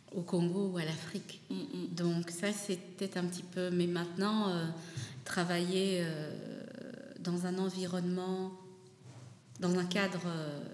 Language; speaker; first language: French; non-native, local second language; Lingala